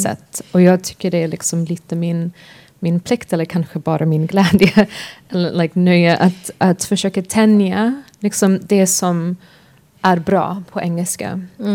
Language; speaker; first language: Swedish; non-native, fluent; English